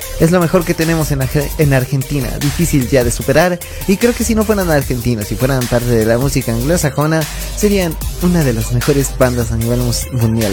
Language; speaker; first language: Spanish; native; Spanish